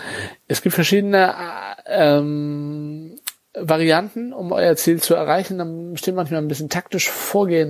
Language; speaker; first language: German; native; German